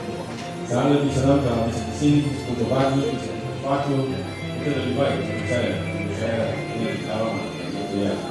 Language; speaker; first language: Indonesian; non-native, learner; English